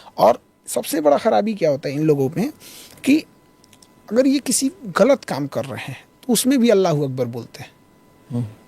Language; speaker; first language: Hindi; native; Hindi